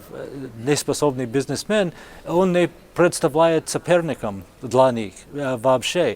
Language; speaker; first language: Russian; non-native, fluent; English